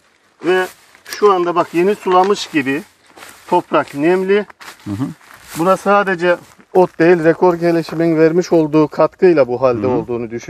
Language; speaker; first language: Turkish; native; Turkish